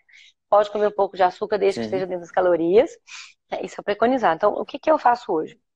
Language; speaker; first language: Portuguese; native; Portuguese